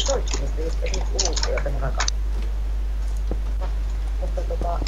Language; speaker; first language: Finnish; native; Finnish